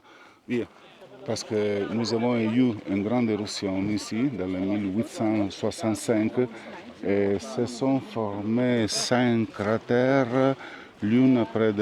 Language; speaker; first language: French; non-native, learner; Italian